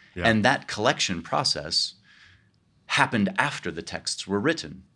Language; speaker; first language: English; native; English